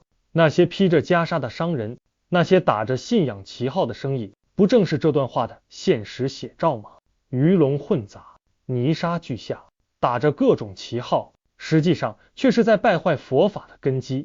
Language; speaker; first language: Chinese; native; Chinese